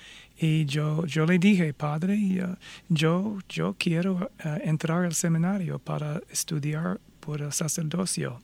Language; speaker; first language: Spanish; non-native, fluent; English